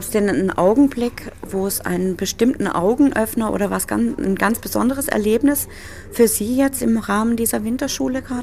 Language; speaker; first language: German; native; German